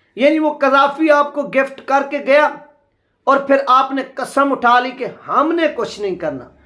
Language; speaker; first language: Urdu; native; Urdu